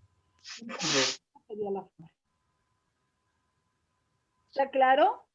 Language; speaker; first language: Spanish; native; Spanish